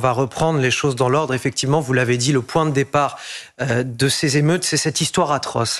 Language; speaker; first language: French; native; French